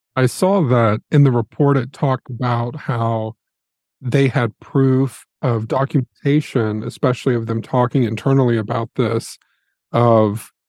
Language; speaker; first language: English; native; English